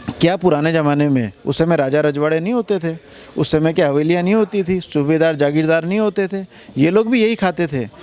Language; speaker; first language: Hindi; native; Hindi